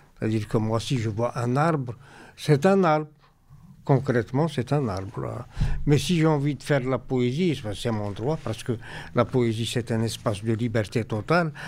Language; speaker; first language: French; non-native, local second language; Arabic